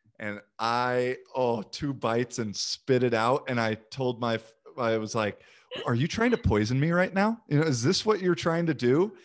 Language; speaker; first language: English; native; English